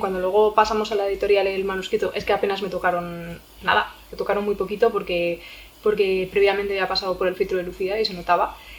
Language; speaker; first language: Spanish; native; Spanish